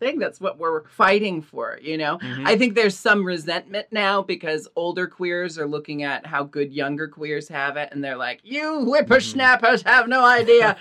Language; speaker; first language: English; native; English